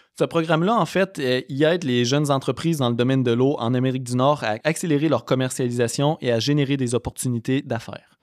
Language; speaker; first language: French; native; French